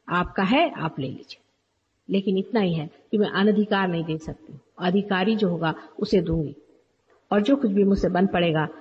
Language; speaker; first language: Hindi; native; Hindi